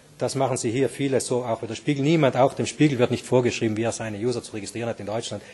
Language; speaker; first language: German; native; German